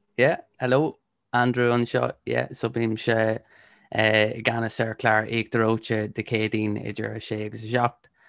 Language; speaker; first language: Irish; non-native, local second language; English